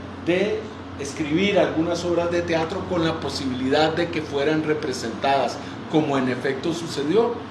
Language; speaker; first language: Spanish; native; Spanish